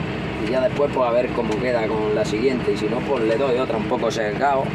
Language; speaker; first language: Spanish; native; Spanish